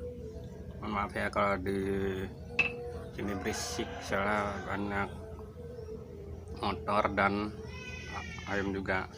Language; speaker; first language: Indonesian; native; Indonesian